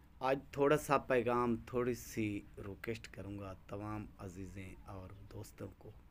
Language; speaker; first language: Urdu; non-native, local second language; Saraiki